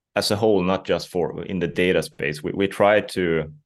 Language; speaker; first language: English; non-native, fluent; Swedish